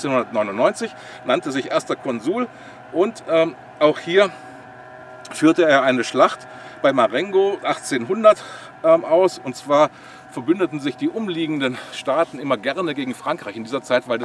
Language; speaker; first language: German; native; German